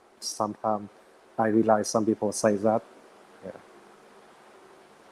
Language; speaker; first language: English; non-native, learner; Vietnamese